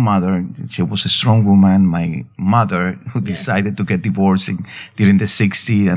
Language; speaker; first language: English; non-native, fluent; Spanish